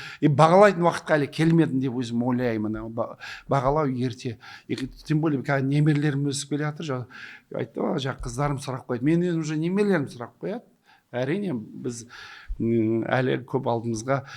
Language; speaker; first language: Kazakh; non-native, local second language; Russian